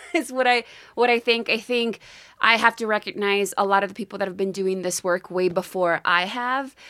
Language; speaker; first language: English; native; English